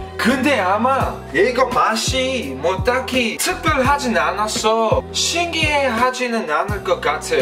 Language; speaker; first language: Korean; early bilingual, heritage; Korean